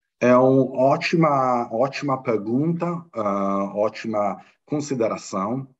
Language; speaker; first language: Portuguese; non-native, fluent; Italian